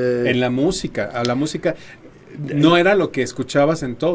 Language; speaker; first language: Spanish; native; Spanish